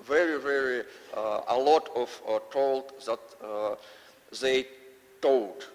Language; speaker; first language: English; non-native, learner; Russian